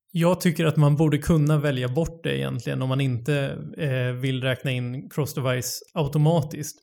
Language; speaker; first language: Swedish; native; Swedish